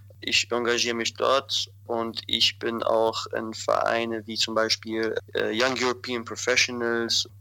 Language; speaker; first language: German; non-native, fluent; Arabic